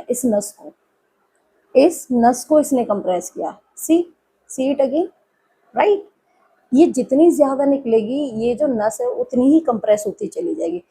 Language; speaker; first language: Hindi; native; Hindi